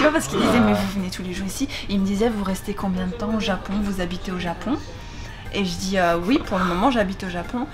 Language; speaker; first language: French; native; French